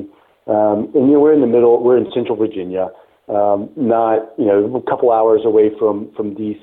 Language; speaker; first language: English; native; English